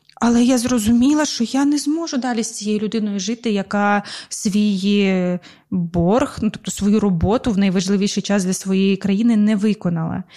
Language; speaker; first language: Ukrainian; non-native, local second language; Russian